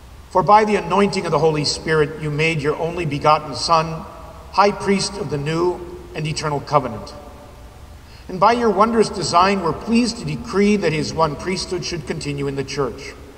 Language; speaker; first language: English; native; English